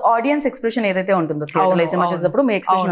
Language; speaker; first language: Telugu; native; Telugu